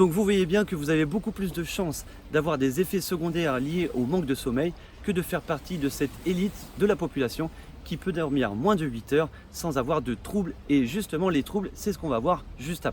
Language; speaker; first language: French; native; French